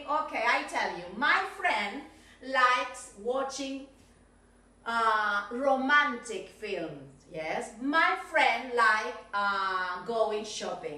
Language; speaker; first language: English; non-native, fluent; Spanish